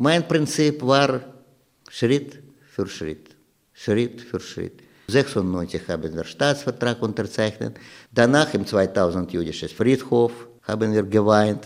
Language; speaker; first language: German; non-native, learner; Russian